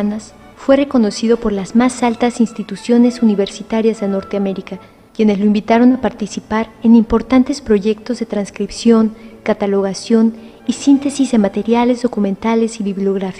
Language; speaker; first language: Spanish; native; Spanish